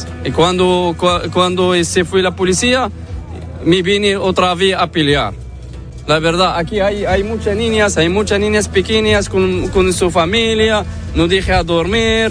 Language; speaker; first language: Spanish; non-native, learner; Arabic